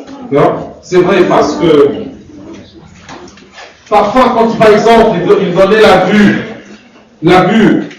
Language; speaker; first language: French; non-native, fluent; Arabic